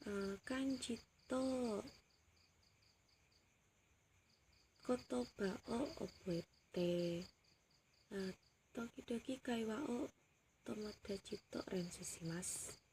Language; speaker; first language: Japanese; non-native, learner; Indonesian